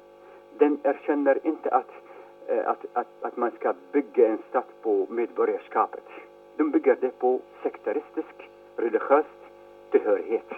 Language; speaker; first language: Swedish; non-native, fluent; Arabic